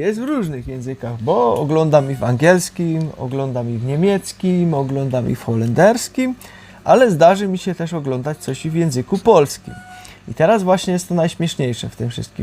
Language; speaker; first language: Polish; early bilingual, heritage; Polish